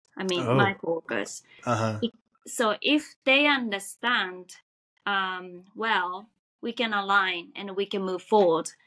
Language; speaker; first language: English; non-native, fluent; Japanese